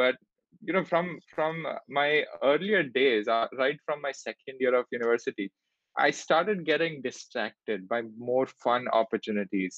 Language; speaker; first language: English; non-native, local second language; Hindi